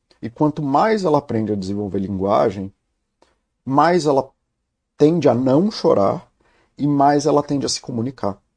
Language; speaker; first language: Portuguese; native; Portuguese